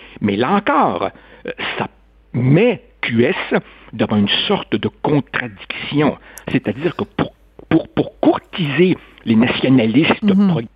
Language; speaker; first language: French; native; French